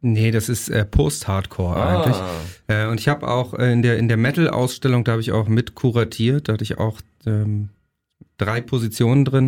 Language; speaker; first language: German; native; German